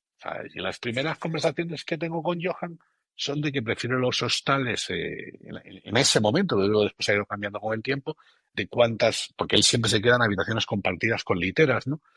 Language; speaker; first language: Spanish; native; Spanish